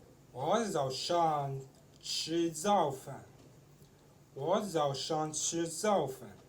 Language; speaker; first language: Chinese; non-native, learner; Arabic